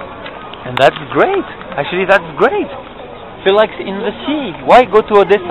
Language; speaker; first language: English; non-native, fluent; French